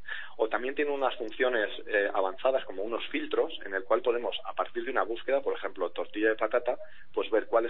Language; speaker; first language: Spanish; native; Spanish